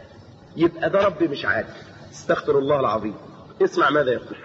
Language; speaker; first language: Arabic; native; Arabic